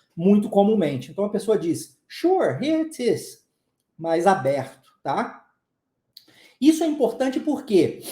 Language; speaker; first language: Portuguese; early bilingual, heritage; Portuguese